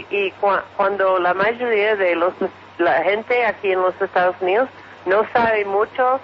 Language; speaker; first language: Spanish; non-native, fluent; English